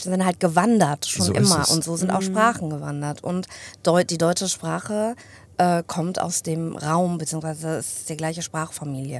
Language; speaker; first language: German; early bilingual, other home language; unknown